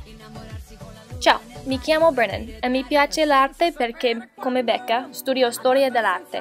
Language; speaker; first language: Italian; non-native, learner; English